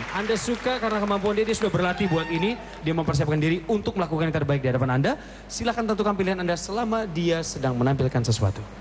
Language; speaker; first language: Indonesian; native; Indonesian